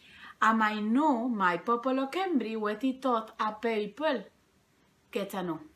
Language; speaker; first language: Welsh; non-native, fluent; Spanish